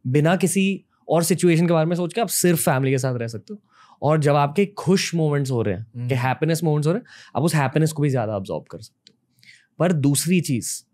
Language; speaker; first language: Hindi; native; Hindi